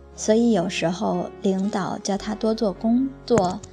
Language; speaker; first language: Chinese; non-native, local second language; Cantonese